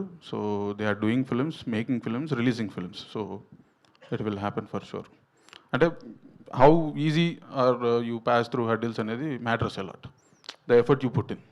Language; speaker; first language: Telugu; native; Telugu